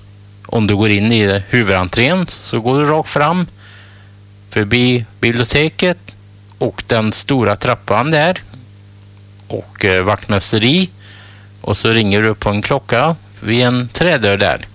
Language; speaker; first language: Swedish; native; Swedish